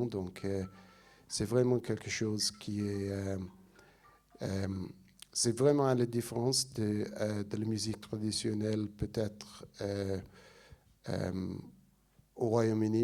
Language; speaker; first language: French; non-native, fluent; English